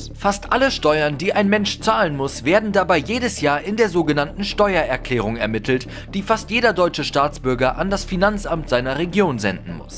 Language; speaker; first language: German; native; German